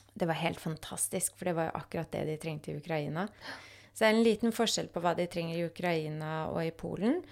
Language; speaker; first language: Norwegian; early bilingual, other home language; Polish